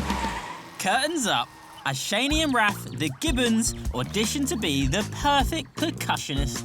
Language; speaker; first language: English; native; English